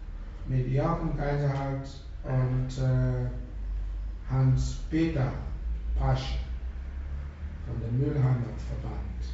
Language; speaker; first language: German; non-native, fluent; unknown